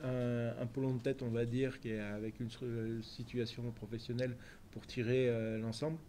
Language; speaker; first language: French; native; French